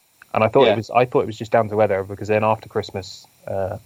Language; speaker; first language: English; native; English